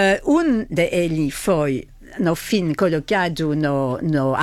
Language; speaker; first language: Portuguese; non-native, fluent; French